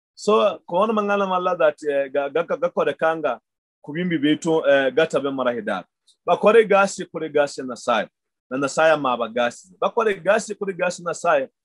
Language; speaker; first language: English; non-native, local second language; Luyia